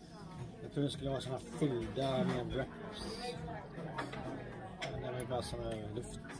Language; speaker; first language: Swedish; non-native, learner; Thai